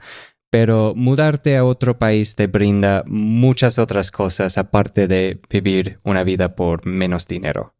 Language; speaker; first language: Spanish; non-native, fluent; English